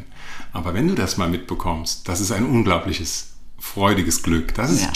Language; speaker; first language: German; native; German